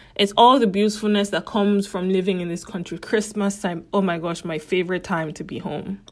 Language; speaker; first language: English; native; English